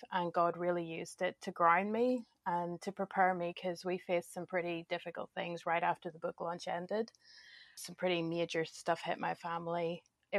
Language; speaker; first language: English; native; English